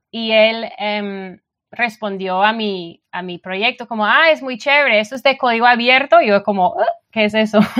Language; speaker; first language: Spanish; non-native, fluent; English